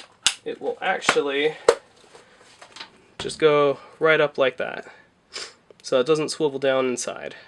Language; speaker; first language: English; native; English